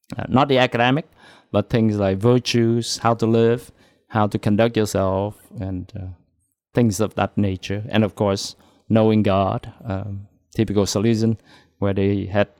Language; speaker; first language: English; non-native, fluent; Vietnamese